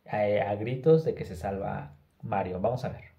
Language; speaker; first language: Spanish; native; Spanish